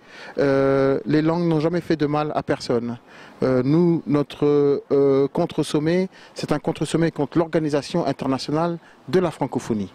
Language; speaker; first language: French; non-native, local second language; Wolof